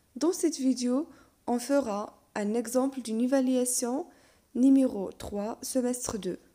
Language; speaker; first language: French; non-native, local second language; Arabic